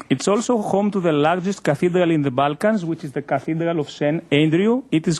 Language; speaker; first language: English; non-native, fluent; Greek